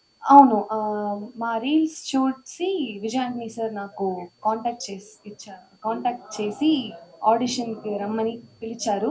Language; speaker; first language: Telugu; native; Telugu